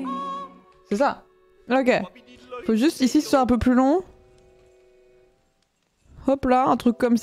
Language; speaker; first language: French; native; French